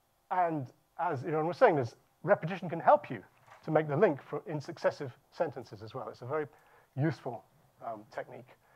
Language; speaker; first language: English; native; English